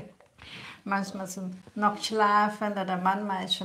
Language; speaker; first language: German; non-native, learner; Thai